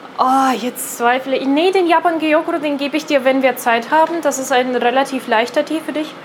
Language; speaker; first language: German; non-native, fluent; Russian